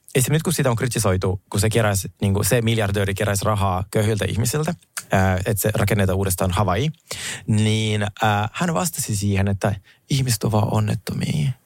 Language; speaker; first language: Finnish; non-native, fluent; Russian